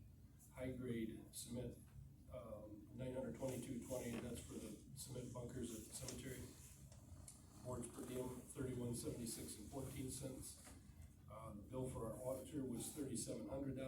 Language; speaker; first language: English; native; English